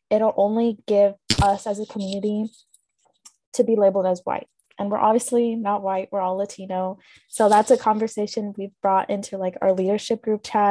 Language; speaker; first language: English; native; English